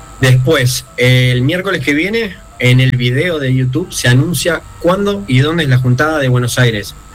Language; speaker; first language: Spanish; native; Spanish